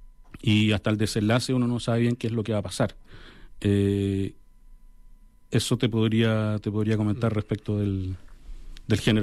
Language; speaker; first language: Spanish; native; Spanish